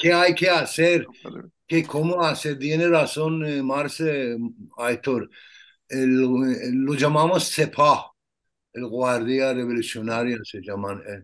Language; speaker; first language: Spanish; non-native, learner; Persian